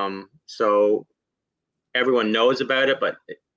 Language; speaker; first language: English; native; English